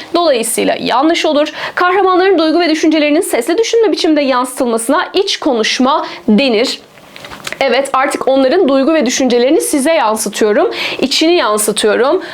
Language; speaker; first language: Turkish; native; Turkish